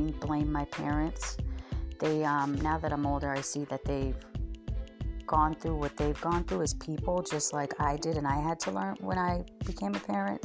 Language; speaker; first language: English; native; English